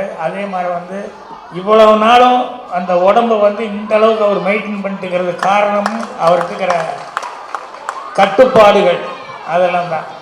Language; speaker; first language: Tamil; native; Tamil